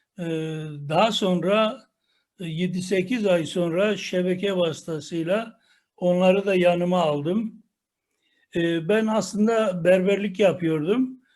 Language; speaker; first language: Turkish; non-native, local second language; Kurdish